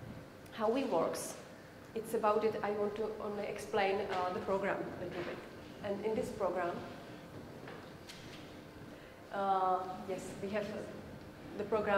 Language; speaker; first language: English; non-native, learner; Czech